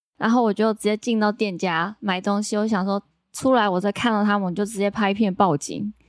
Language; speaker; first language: Chinese; non-native, local second language; Cantonese